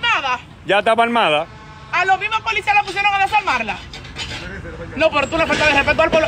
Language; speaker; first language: Spanish; native; Spanish